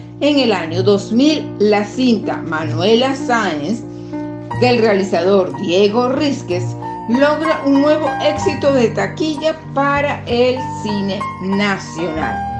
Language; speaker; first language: Spanish; native; Spanish